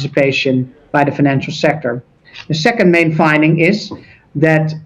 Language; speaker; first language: English; non-native, fluent; Dutch